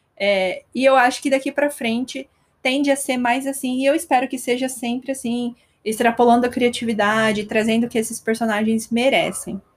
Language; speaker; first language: Portuguese; native; Portuguese